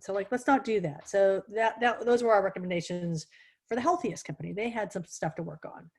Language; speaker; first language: English; native; English